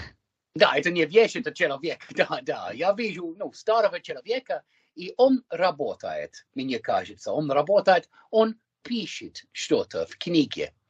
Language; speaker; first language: Russian; non-native, learner; English